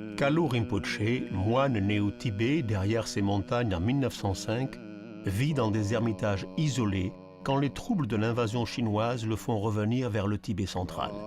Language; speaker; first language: French; native; French